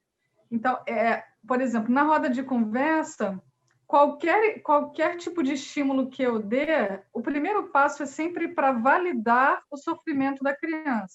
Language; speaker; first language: Portuguese; native; Portuguese